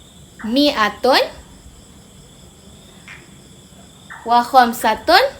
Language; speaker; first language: Arabic; non-native, fluent; Malay